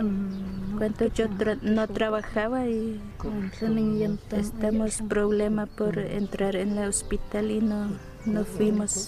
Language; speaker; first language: Spanish; non-native, local second language; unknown